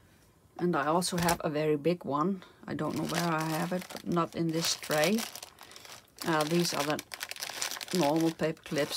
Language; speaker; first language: English; non-native, fluent; Dutch